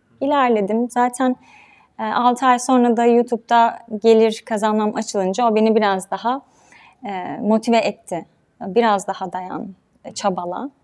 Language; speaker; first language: Turkish; native; Turkish